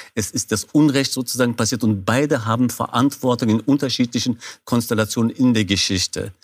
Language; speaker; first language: German; non-native, fluent; Kurdish